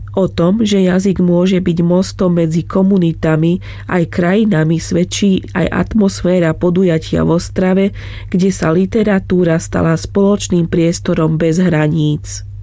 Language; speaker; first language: Slovak; native; Slovak